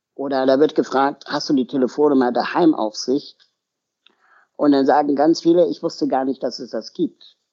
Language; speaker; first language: German; native; German